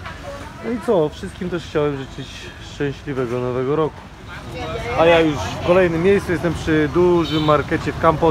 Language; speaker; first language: Polish; native; Polish